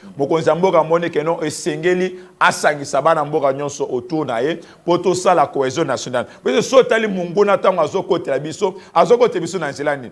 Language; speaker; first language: Lingala; non-native, local second language; Kongo